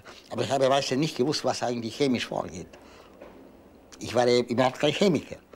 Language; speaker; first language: German; non-native, fluent; Polish